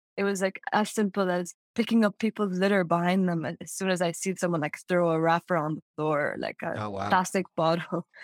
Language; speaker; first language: English; non-native, fluent; Arabic